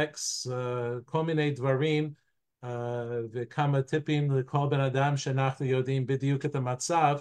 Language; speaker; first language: Hebrew; non-native, fluent; English